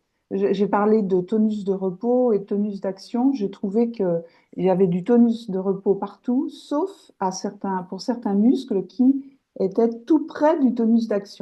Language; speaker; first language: French; native; French